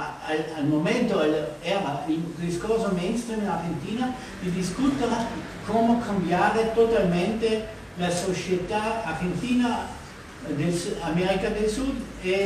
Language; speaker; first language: Italian; non-native, fluent; German